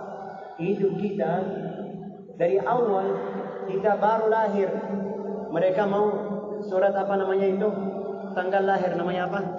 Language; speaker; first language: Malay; non-native, learner; Arabic